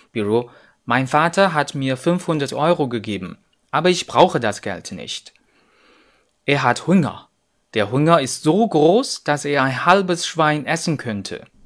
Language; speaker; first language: German; non-native, fluent; Chinese